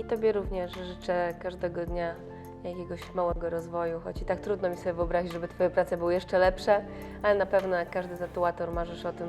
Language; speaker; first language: Polish; native; Polish